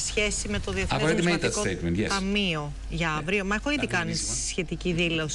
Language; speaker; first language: Greek; native; Greek